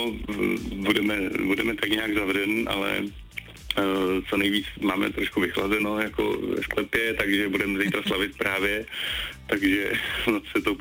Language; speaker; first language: Czech; native; Czech